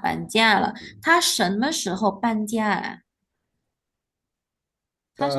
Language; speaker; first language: Chinese; non-native, fluent; Indonesian